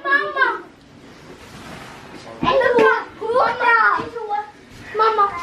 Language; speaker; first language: Swedish; early bilingual, other home language; Mongolian